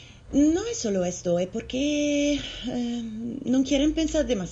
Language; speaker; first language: Spanish; non-native, fluent; Italian